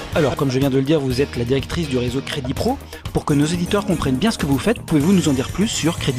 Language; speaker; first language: French; native; French